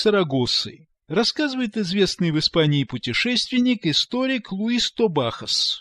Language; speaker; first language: Russian; native; Russian